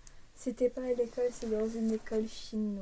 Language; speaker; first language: French; early bilingual, heritage; English